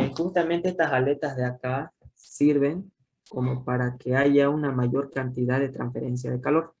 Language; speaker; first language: Spanish; native; Spanish